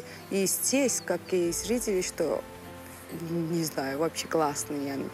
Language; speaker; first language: Russian; non-native, fluent; Georgian